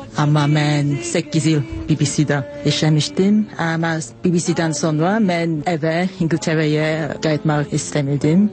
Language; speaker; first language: Azerbaijani; non-native, learner; English